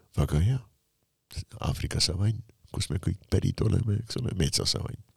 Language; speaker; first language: Estonian; non-native, local second language; Russian